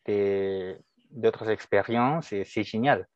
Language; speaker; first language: French; non-native, fluent; Spanish